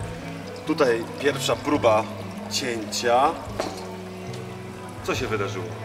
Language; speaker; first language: Polish; native; Polish